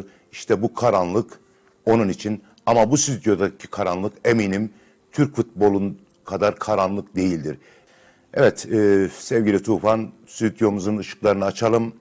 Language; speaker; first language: Turkish; native; Turkish